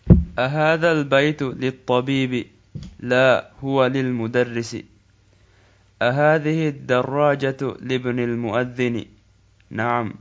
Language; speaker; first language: Arabic; non-native, learner; Divehi